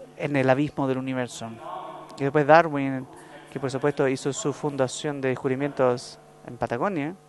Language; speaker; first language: Spanish; non-native, fluent; English